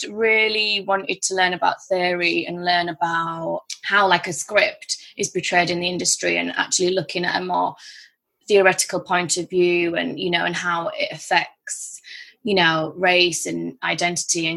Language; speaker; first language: English; native; English